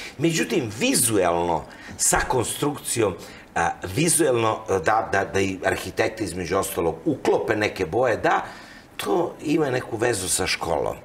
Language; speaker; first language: Serbian; native; Serbian